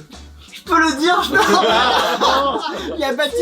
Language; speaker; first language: French; native; French